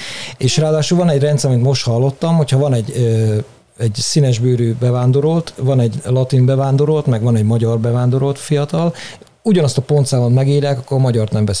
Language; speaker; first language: Hungarian; native; Hungarian